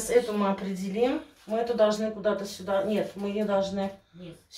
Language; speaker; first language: Russian; native; Russian